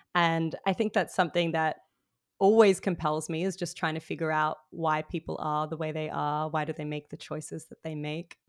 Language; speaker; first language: English; native; English